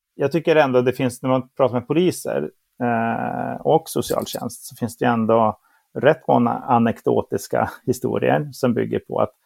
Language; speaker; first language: Swedish; native; Swedish